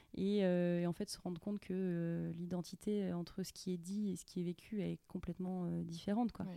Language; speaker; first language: French; native; French